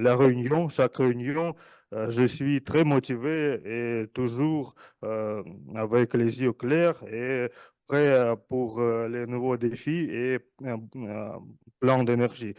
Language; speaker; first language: French; non-native, fluent; Russian